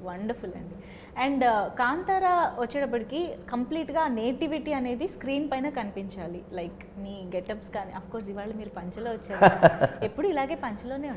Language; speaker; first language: Telugu; native; Telugu